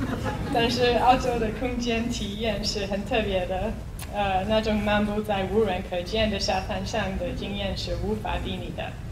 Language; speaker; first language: Chinese; non-native, fluent; English